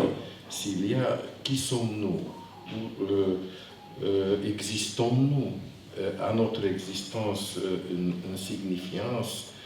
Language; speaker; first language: French; non-native, fluent; Hungarian